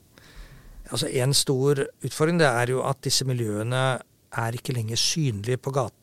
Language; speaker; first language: Norwegian; native; Norwegian